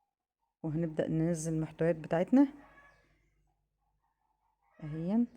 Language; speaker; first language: Arabic; native; Arabic